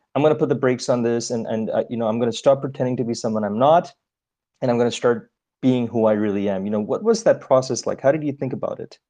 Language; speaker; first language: English; early bilingual, other home language; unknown